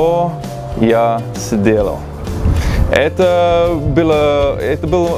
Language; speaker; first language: Russian; non-native, learner; English